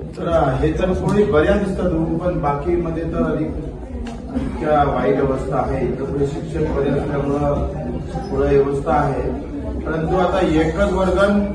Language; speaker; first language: Marathi; native; Marathi